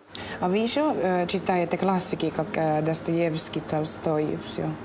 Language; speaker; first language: Russian; non-native, learner; Finnish